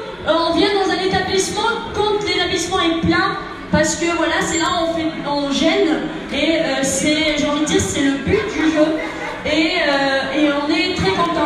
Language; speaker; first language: French; native; French